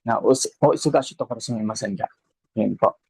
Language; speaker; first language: Japanese; non-native, fluent; Filipino